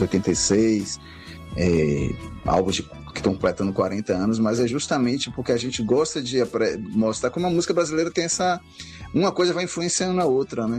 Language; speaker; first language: Portuguese; native; Portuguese